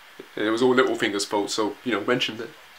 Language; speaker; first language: English; native; English